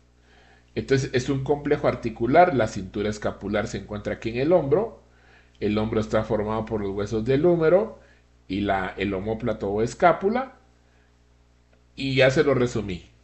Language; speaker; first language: Spanish; native; Spanish